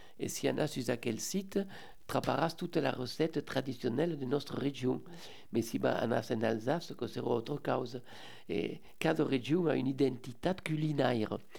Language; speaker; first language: French; native; French